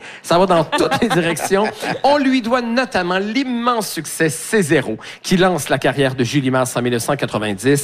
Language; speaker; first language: French; native; French